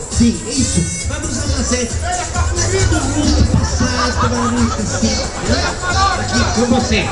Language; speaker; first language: Portuguese; non-native, learner; Spanish